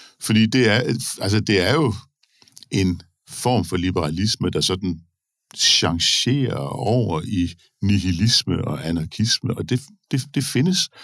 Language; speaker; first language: Danish; native; Danish